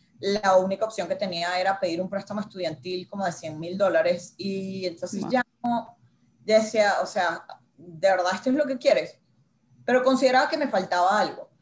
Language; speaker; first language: Spanish; native; Spanish